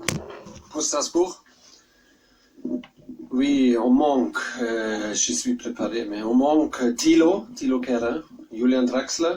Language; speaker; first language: French; non-native, learner; German